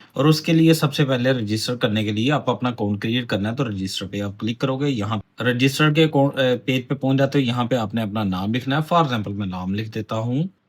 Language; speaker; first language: Urdu; non-native, local second language; Punjabi